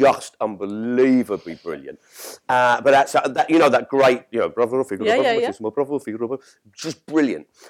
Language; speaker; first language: English; native; English